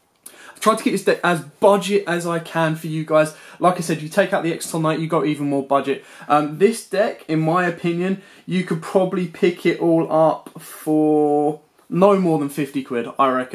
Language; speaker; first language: English; native; English